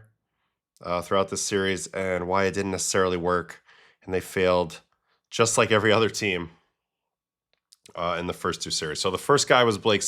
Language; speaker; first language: English; native; English